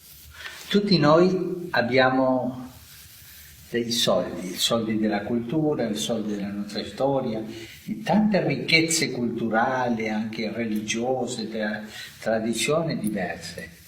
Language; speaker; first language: Italian; non-native, fluent; Spanish